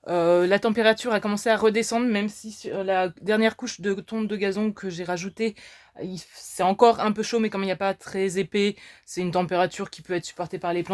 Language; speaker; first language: French; native; French